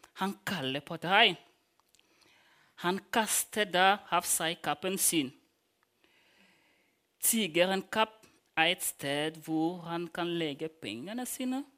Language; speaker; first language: Norwegian; non-native, fluent; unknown